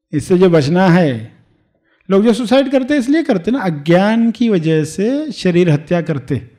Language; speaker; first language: Hindi; native; Hindi